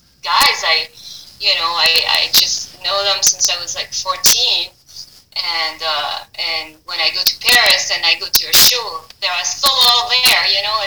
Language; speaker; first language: English; non-native, fluent; French